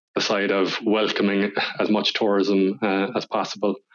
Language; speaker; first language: English; native; English